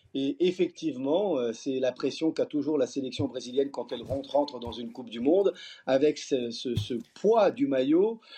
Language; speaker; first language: French; early bilingual, other home language; Portuguese